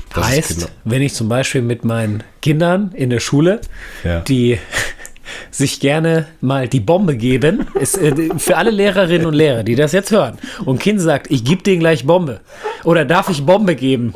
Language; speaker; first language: German; native; German